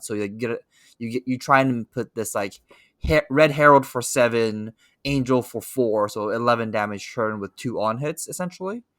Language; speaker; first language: English; native; English